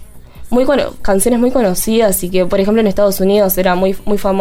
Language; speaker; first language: Spanish; native; Spanish